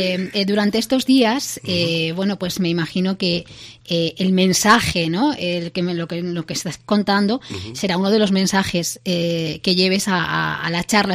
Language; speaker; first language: Spanish; native; Spanish